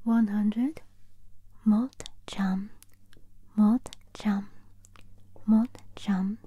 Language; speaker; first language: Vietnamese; non-native, learner; English